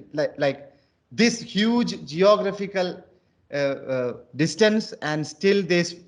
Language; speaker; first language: English; non-native, local second language; Malayalam